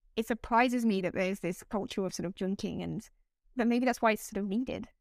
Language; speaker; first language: English; native; English